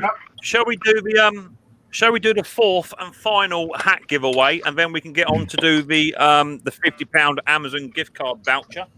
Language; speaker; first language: English; native; English